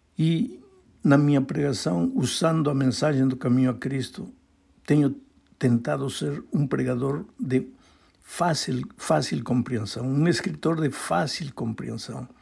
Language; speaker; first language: Portuguese; non-native, fluent; Spanish